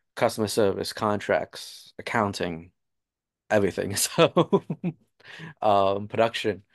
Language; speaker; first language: English; native; English